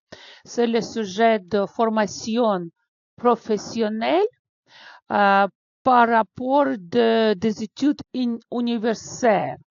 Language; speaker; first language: French; non-native, fluent; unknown